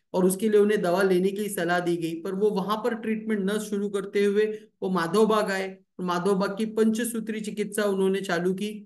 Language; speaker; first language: Hindi; native; Hindi